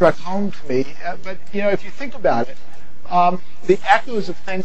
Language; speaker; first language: English; native; English